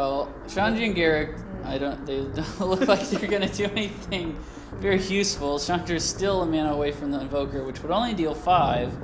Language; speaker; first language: English; native; English